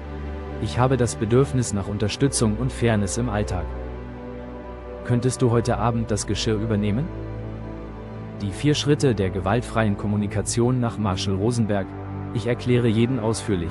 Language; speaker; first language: German; native; German